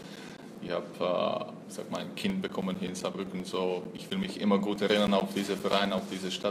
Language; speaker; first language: German; non-native, fluent; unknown